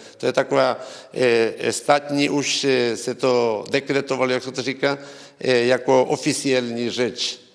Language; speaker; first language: Czech; early bilingual, heritage; Czech